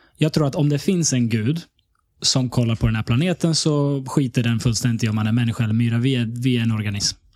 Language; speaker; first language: Swedish; early bilingual, other home language; Bosnian